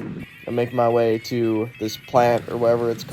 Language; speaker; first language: English; native; English